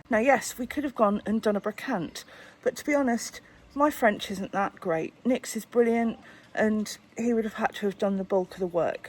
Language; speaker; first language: English; native; English